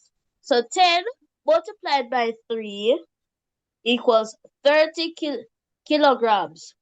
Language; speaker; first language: English; native; English